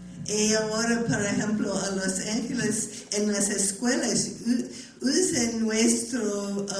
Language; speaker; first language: Spanish; non-native, learner; English